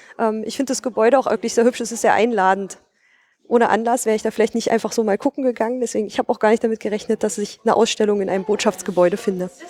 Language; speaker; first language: German; native; German